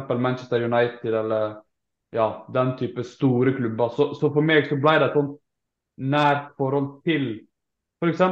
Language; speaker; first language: Norwegian; native; Norwegian